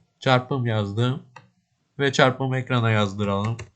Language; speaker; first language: Turkish; native; Turkish